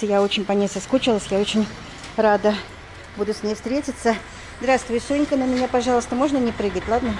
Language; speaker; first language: Russian; native; Russian